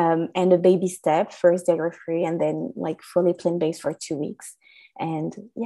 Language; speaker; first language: English; non-native, fluent; French